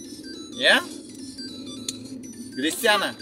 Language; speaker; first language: German; non-native, learner; Vietnamese